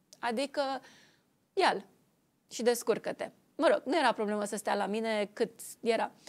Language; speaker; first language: Romanian; native; Romanian